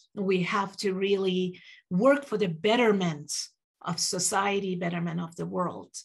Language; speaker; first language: English; early bilingual, other home language; Persian